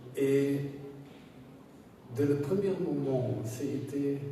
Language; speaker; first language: French; non-native, learner; German